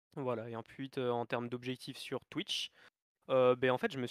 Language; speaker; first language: French; native; French